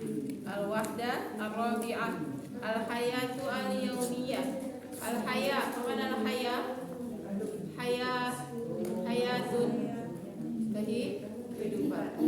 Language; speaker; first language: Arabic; non-native, fluent; Indonesian